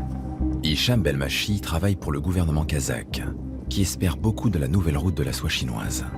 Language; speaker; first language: French; native; French